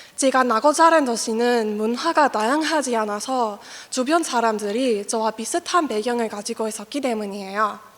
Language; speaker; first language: Korean; non-native, fluent; English